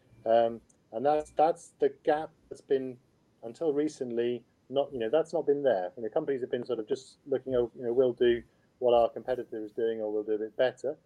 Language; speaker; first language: English; native; English